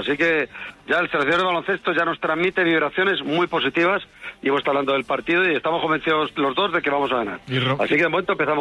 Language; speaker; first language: Spanish; native; Spanish